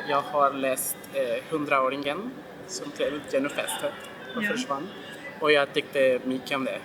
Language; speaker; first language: Swedish; non-native, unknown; Spanish